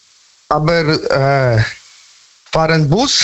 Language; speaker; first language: German; non-native, learner; Polish